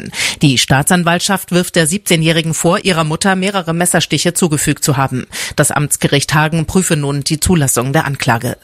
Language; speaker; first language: German; native; German